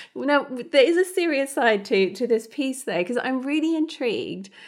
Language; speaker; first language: English; non-native, fluent; German